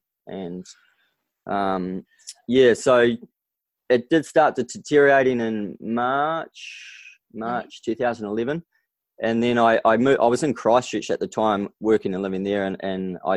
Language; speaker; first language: English; native; English